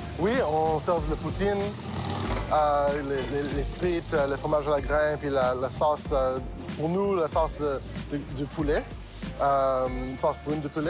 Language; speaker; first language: French; non-native, local second language; English